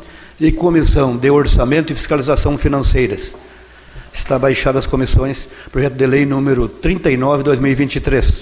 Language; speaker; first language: Portuguese; native; Portuguese